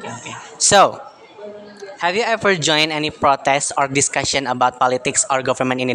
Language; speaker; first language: English; non-native, learner; Indonesian